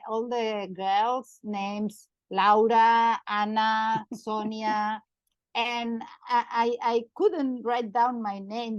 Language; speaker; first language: English; non-native, learner; Catalan